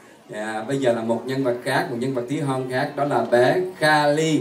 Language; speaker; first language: Vietnamese; native; Vietnamese